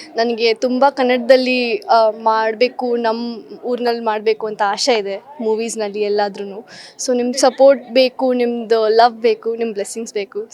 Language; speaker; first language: Kannada; early bilingual, heritage; Kannada